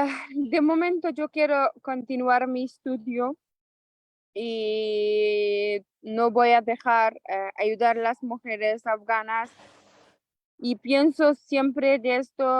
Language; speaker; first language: Spanish; non-native, local second language; Persian